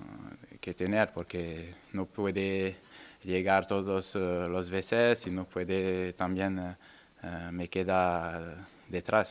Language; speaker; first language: Spanish; non-native, learner; French